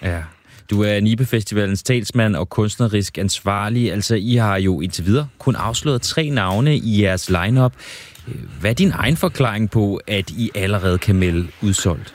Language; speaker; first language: Danish; native; Danish